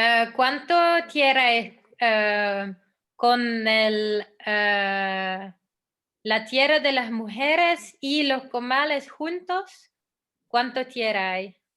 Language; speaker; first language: Spanish; non-native, fluent; Dutch